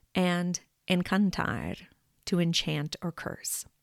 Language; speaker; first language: English; native; English